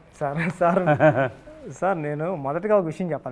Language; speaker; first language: Telugu; native; Telugu